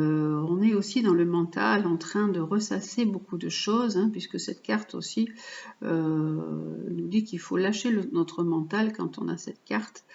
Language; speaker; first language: French; native; French